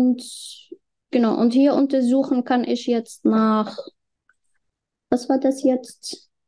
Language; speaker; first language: German; non-native, fluent; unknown